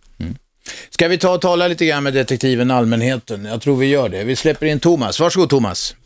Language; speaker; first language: Swedish; native; Swedish